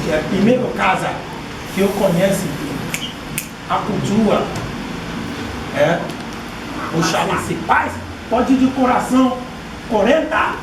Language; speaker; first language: Portuguese; non-native, fluent; Yoruba